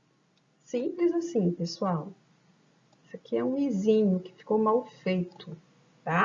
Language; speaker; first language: Portuguese; native; Portuguese